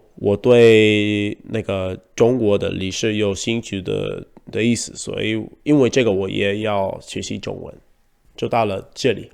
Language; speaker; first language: Chinese; non-native, learner; Spanish